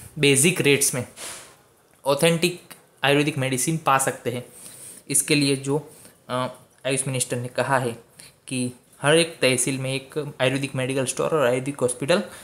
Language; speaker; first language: Hindi; non-native, local second language; Gujarati